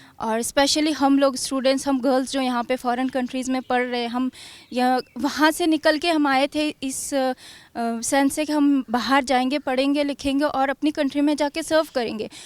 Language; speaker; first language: Hindi; non-native, fluent; Persian